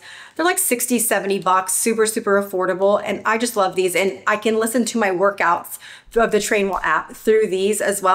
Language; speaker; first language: English; native; English